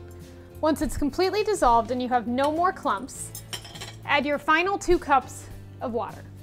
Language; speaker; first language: English; native; English